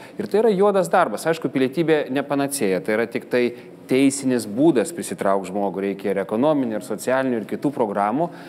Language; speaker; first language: Lithuanian; native; Lithuanian